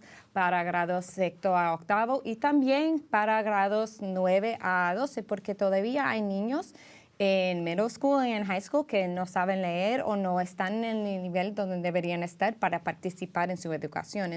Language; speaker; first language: Spanish; early bilingual, heritage; English